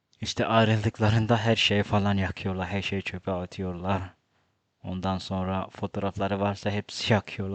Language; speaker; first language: Turkish; non-native, fluent; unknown